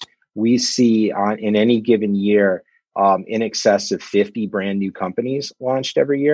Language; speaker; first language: English; native; English